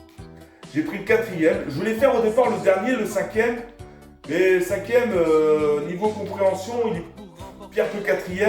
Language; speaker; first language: French; native; French